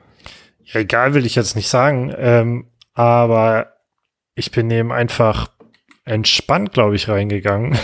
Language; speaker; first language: German; native; German